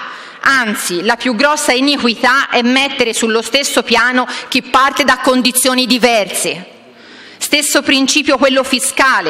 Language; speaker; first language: Italian; native; Italian